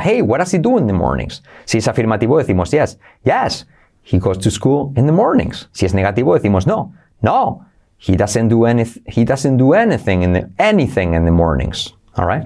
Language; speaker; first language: English; non-native, fluent; Spanish